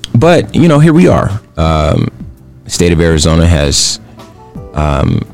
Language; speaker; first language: English; native; English